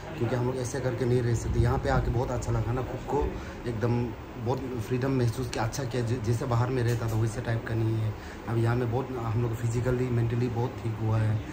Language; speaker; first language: Hindi; non-native, local second language; Garo